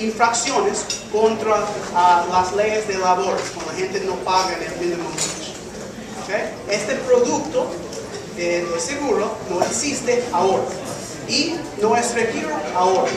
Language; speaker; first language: Spanish; early bilingual, heritage; English